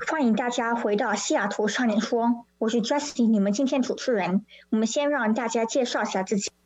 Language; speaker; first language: Chinese; early bilingual, heritage; Chinese